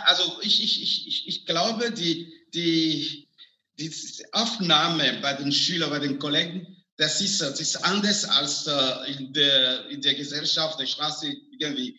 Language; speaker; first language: German; non-native, fluent; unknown